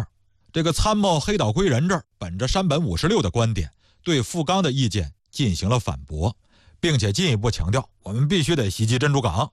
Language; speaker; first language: Chinese; native; Chinese